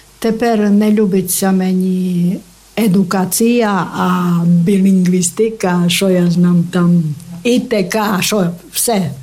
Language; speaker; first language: Ukrainian; native; Ukrainian